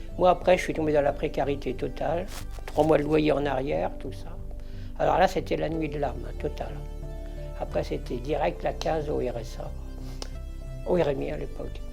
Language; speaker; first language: French; native; French